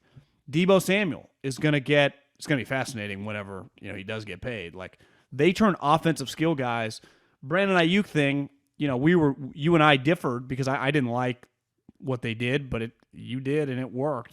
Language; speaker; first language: English; native; English